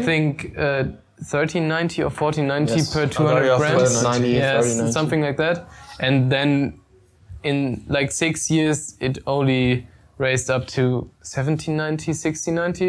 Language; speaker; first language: English; non-native, fluent; German